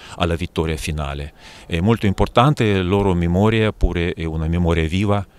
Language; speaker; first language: Italian; non-native, fluent; Russian